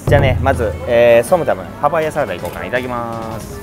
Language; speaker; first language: Japanese; native; Japanese